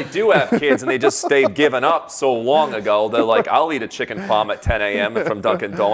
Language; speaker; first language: English; native; English